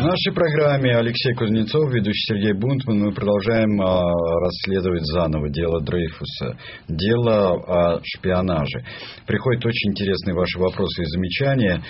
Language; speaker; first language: Russian; native; Russian